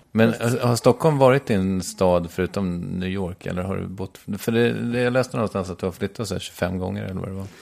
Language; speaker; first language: Swedish; native; Swedish